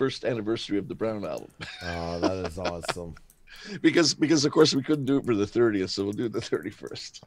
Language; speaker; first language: English; native; English